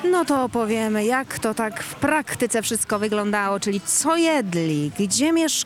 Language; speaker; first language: Polish; native; Polish